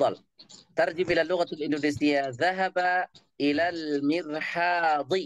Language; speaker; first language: Arabic; non-native, fluent; Indonesian